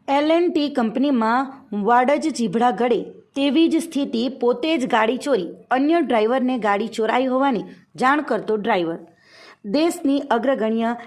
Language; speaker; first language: Gujarati; native; Gujarati